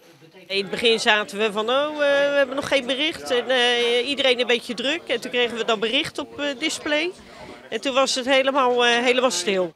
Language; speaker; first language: Dutch; non-native, learner; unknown